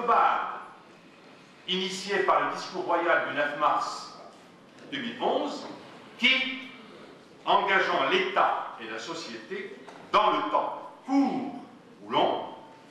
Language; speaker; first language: French; non-native, local second language; Arabic